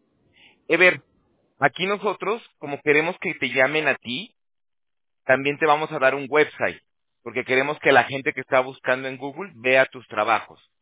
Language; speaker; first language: Spanish; native; Spanish